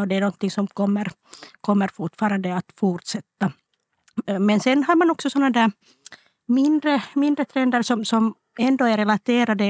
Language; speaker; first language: Swedish; non-native, local second language; Finnish